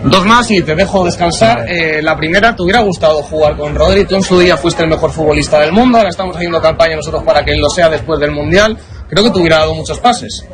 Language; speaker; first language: Spanish; native; Spanish